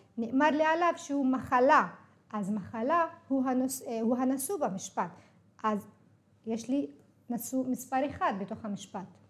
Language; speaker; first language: Hebrew; non-native, local second language; Arabic